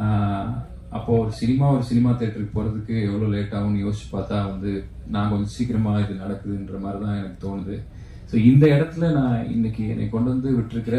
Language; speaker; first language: Tamil; native; Tamil